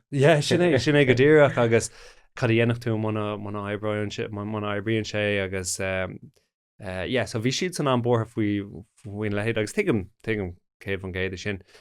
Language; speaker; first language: Irish; non-native, local second language; English